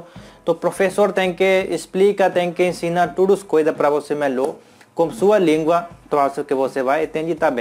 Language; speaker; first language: Portuguese; non-native, learner; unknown